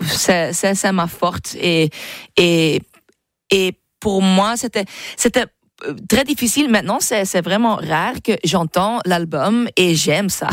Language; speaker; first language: French; non-native, local second language; Dutch